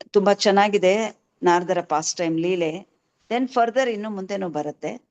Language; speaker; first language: Kannada; native; Kannada